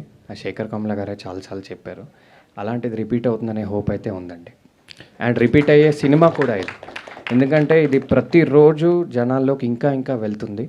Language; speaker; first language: Telugu; native; Telugu